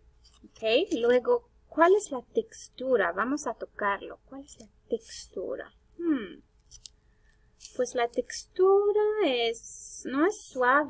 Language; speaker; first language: Spanish; non-native, fluent; English